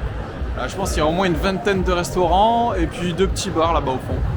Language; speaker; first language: French; native; French